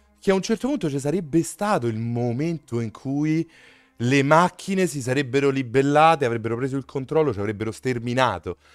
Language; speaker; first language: Italian; native; Italian